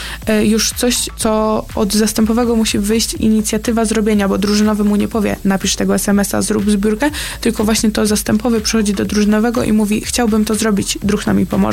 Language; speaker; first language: Polish; native; Polish